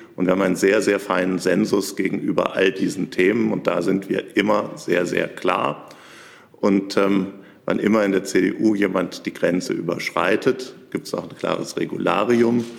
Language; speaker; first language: German; native; German